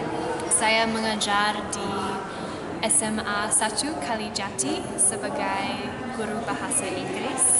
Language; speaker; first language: Indonesian; non-native, learner; English